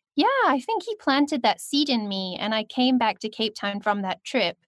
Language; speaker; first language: English; native; English